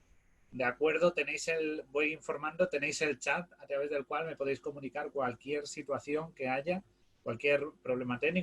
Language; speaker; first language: Spanish; native; Spanish